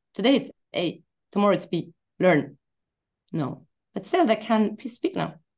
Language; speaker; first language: English; non-native, fluent; German